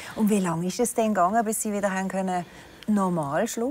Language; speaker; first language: German; native; German